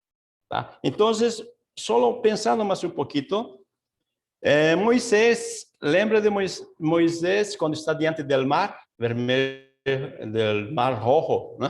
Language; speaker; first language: Portuguese; non-native, fluent; Spanish